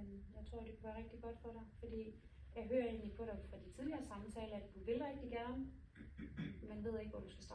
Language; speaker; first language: Danish; native; Danish